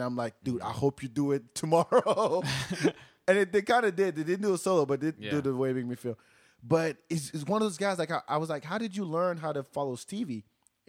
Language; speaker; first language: English; non-native, fluent; Wolof